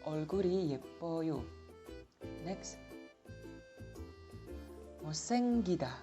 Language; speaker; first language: Korean; non-native, fluent; Indonesian